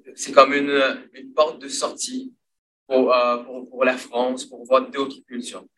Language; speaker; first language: French; non-native, local second language; Morisyen